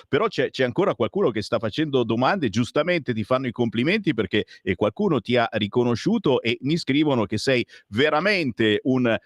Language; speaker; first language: Italian; native; Italian